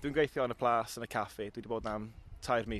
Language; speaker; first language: Welsh; native; Welsh